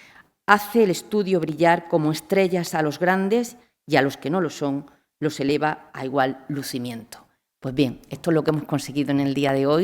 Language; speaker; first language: Spanish; native; Spanish